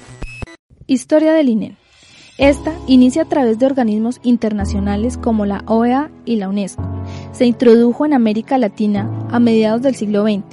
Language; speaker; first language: Spanish; native; Spanish